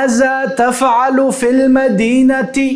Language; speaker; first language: Arabic; non-native, fluent; Urdu